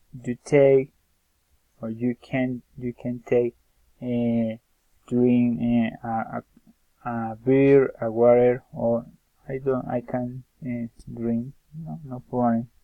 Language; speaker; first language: English; non-native, learner; Spanish